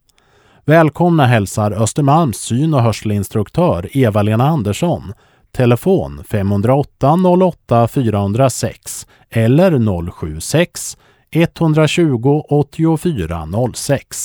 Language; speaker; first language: Swedish; native; Swedish